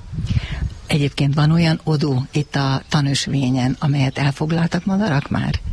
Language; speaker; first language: Hungarian; native; Hungarian